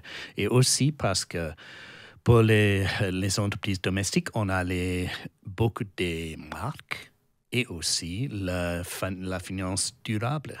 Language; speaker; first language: French; non-native, learner; English